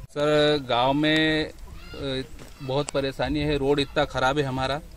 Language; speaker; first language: Hindi; native; Hindi